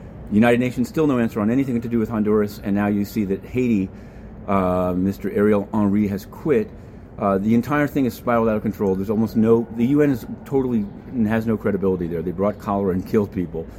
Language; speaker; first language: English; native; English